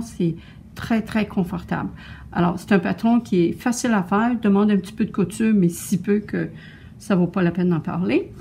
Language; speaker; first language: French; native; French